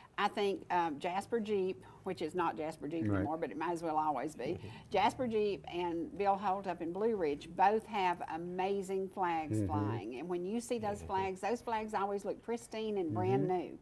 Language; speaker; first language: English; native; English